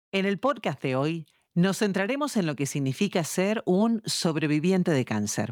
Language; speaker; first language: Spanish; native; Spanish